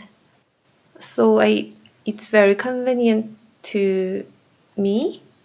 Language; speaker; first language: English; non-native, learner; Korean